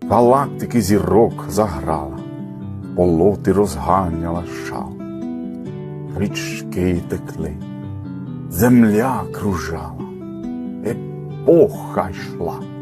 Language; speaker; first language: Ukrainian; non-native, learner; Dutch